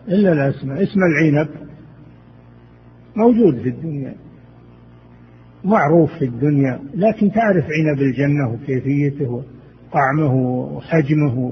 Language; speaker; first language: Arabic; native; Arabic